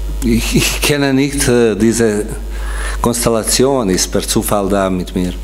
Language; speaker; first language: German; non-native, fluent; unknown